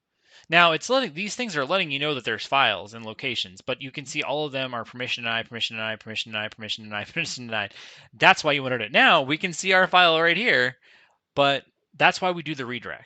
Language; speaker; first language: English; native; English